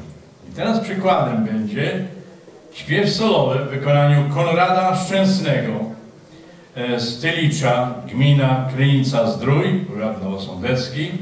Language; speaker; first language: Polish; native; Polish